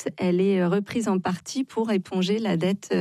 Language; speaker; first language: French; native; French